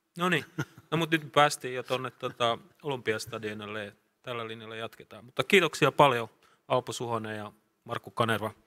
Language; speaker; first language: Finnish; native; Finnish